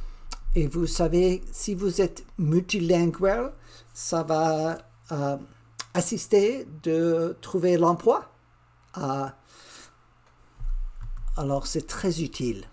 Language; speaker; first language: French; non-native, learner; English